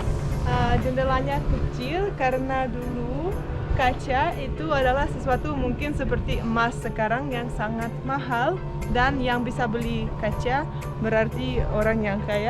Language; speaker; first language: Indonesian; non-native, fluent; Russian